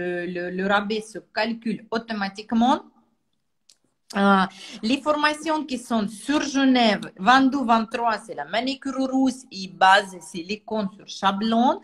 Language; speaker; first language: French; non-native, fluent; Russian